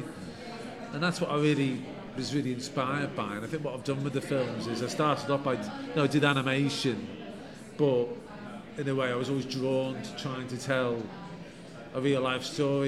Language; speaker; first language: English; native; English